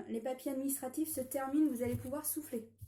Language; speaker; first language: French; native; French